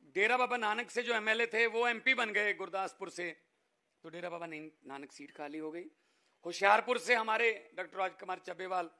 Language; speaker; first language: Hindi; non-native, local second language; Punjabi